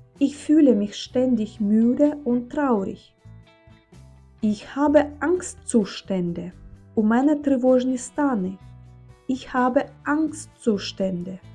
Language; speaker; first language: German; non-native, fluent; Ukrainian